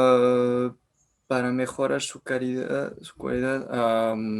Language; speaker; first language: Spanish; non-native, learner; French